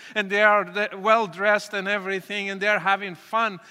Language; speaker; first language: English; non-native, fluent; Arabic